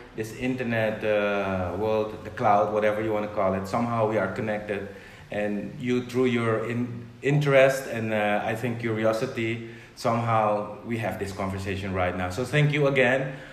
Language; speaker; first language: English; non-native, fluent; Dutch